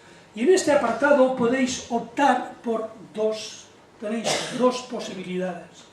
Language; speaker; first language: Spanish; native; Spanish